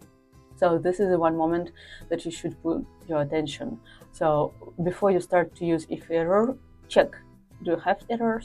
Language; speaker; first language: English; non-native, fluent; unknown